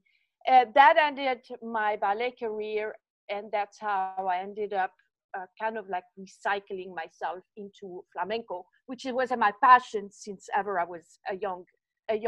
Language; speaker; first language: English; non-native, fluent; French